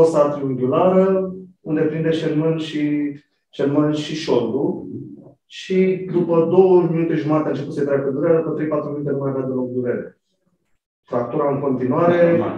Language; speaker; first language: Romanian; native; Romanian